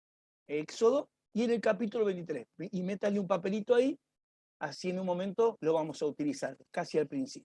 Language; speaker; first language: Spanish; native; Spanish